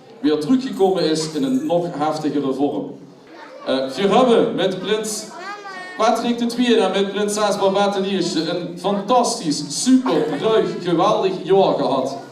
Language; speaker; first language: Dutch; non-native, local second language; Limburgish